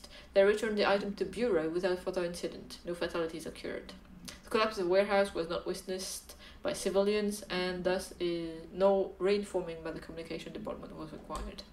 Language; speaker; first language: English; non-native, fluent; French